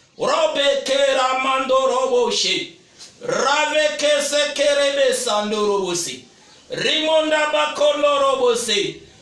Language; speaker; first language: Swahili; non-native, local second language; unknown